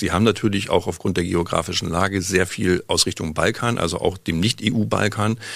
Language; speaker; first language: German; native; German